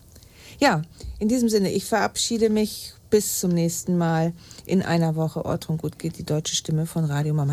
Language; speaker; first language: German; native; German